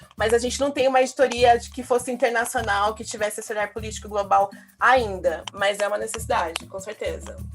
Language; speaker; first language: Portuguese; native; Portuguese